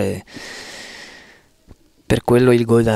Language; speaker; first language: Italian; non-native, fluent; Dutch